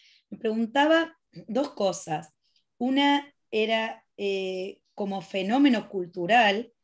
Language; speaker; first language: Spanish; native; Spanish